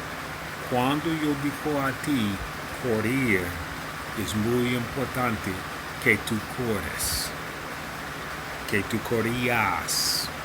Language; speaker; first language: Spanish; non-native, learner; English